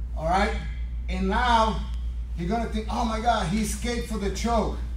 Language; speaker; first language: English; non-native, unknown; Portuguese